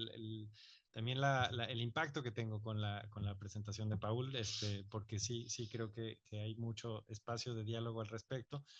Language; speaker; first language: Spanish; native; Spanish